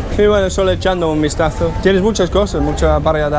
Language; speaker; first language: Spanish; non-native, fluent; English